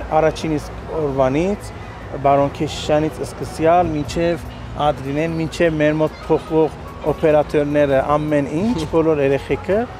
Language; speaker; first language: Armenian; early bilingual, heritage; Armenian